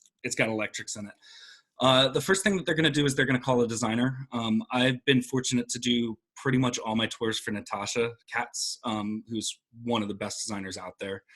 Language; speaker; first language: English; native; English